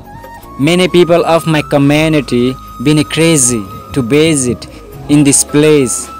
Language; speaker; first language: English; non-native, local second language; Rohingya